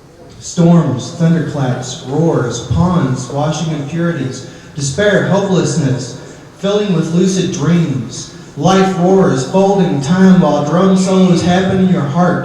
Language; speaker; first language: English; native; English